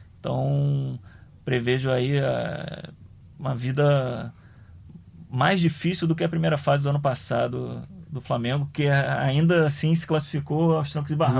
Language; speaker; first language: Portuguese; native; Portuguese